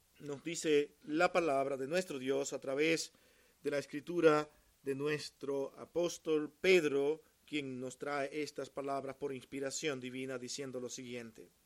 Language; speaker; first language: Spanish; native; Spanish